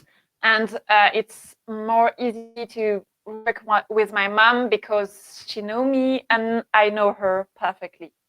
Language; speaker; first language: English; non-native, learner; French